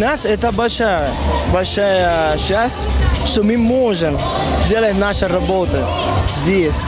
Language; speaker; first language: Russian; non-native, learner; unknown